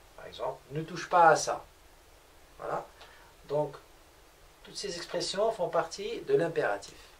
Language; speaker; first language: French; non-native, local second language; Arabic